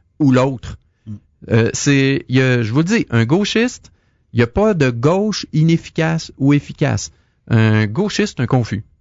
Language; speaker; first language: French; native; French